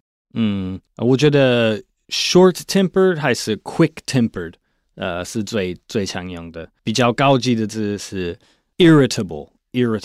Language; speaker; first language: Chinese; non-native, fluent; English